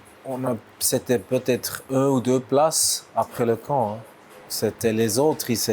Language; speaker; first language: French; non-native, local second language; German